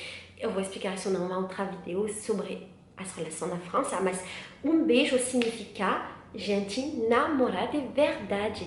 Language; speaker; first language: Portuguese; non-native, learner; French